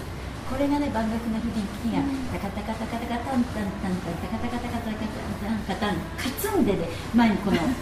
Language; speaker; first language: Japanese; native; Japanese